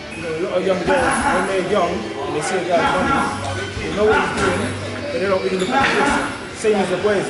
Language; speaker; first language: English; native; English